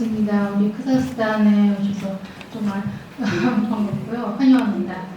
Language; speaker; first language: Korean; early bilingual, heritage; Russian